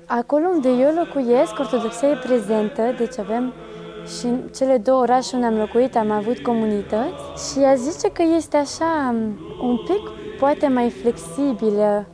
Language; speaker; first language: Romanian; native; Romanian